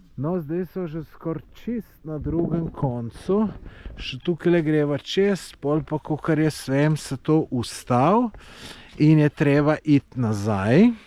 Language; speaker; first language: Slovenian; native; Slovenian